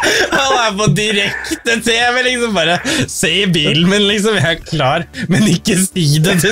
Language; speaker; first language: Norwegian; native; Norwegian